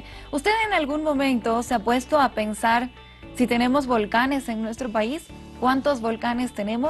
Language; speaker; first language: Spanish; native; Spanish